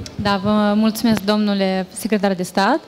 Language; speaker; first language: Romanian; native; Romanian